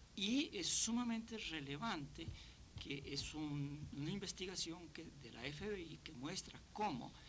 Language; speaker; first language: Spanish; native; Spanish